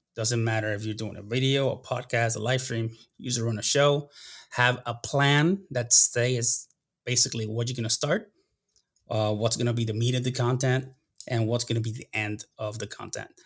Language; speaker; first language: English; non-native, fluent; Spanish